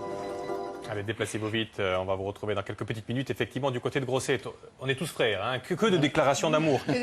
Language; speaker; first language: French; native; French